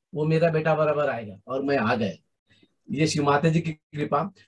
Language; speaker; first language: Hindi; non-native, local second language; Marathi